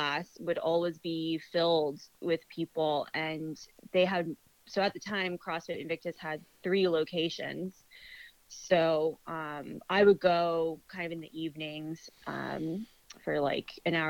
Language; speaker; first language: English; native; English